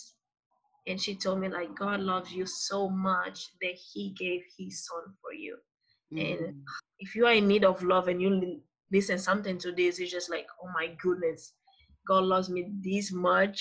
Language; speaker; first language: English; non-native, fluent; Portuguese